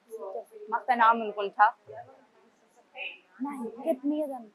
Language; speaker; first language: German; early bilingual, heritage; Urdu